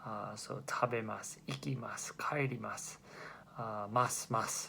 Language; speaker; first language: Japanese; non-native, fluent; English